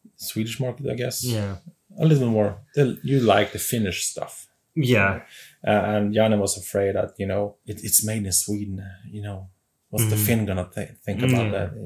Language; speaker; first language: English; non-native, fluent; Swedish